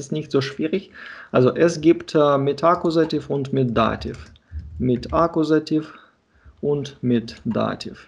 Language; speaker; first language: German; non-native, fluent; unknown